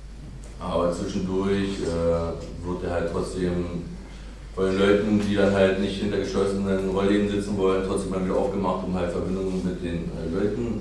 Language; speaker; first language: German; native; German